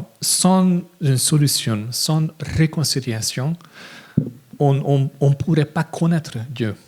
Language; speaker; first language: French; non-native, fluent; English